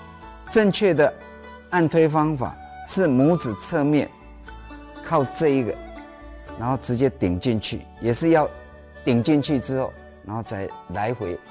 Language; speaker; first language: Chinese; native; Chinese